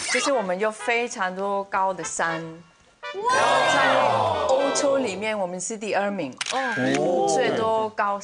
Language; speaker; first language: Chinese; non-native, fluent; Spanish